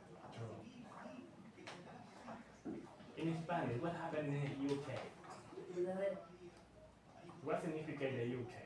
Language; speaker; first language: English; non-native, learner; Spanish